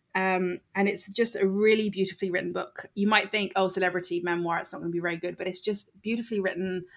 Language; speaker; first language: English; native; English